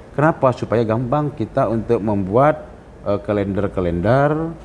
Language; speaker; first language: Indonesian; native; Indonesian